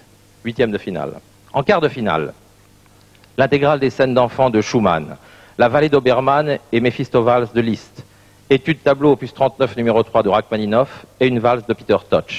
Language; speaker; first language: French; native; French